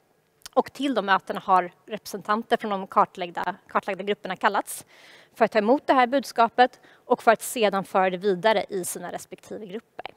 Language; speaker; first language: Swedish; native; Swedish